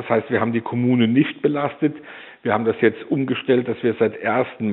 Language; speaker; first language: German; native; German